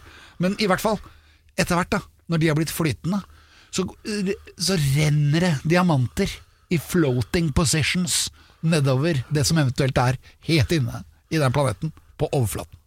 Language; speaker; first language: Norwegian; native; Norwegian